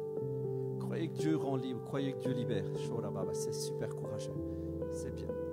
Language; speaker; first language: French; native; French